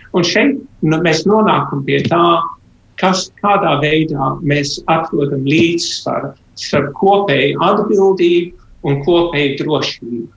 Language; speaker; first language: Latvian; early bilingual, heritage; Latvian